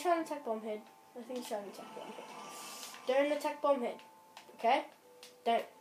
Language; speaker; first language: English; native; English